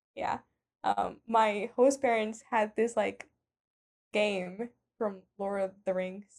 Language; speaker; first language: English; non-native, fluent; Spanish